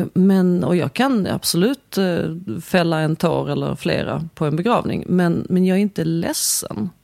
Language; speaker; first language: Swedish; early bilingual, other home language; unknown